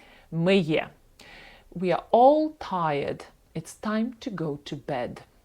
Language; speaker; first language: English; non-native, fluent; Ukrainian